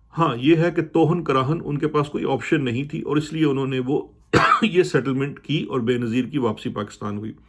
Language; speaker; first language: Urdu; native; Urdu